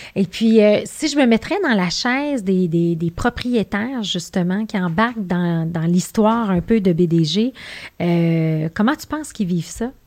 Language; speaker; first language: French; native; French